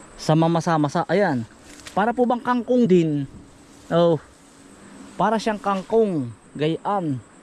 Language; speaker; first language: Filipino; native; Filipino